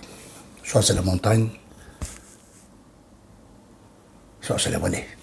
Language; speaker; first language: French; non-native, learner; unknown